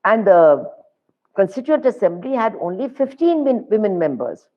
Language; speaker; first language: English; non-native, local second language; Hindi